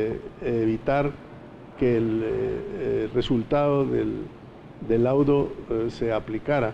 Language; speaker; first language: Spanish; native; Spanish